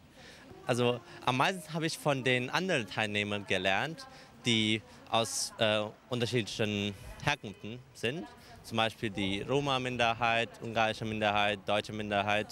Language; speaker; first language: German; early bilingual, other home language; Romanian